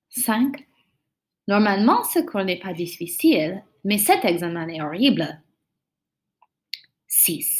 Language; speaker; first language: French; non-native, fluent; English